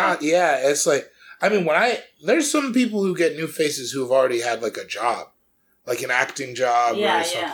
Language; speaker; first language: English; native; English